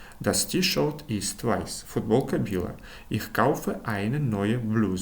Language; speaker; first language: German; non-native, fluent; Ukrainian